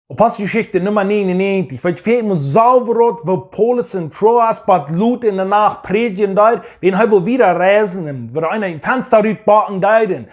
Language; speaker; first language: German; non-native, learner; English